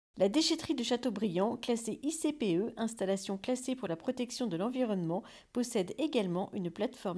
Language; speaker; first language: French; native; French